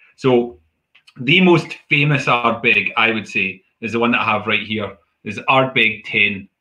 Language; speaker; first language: English; native; English